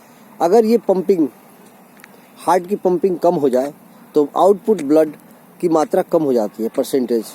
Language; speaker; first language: Hindi; native; Hindi